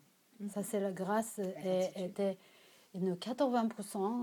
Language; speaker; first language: French; non-native, learner; Japanese